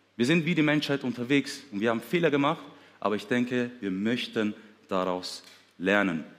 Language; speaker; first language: German; early bilingual, other home language; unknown